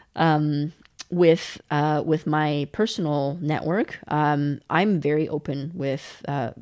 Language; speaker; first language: English; native; English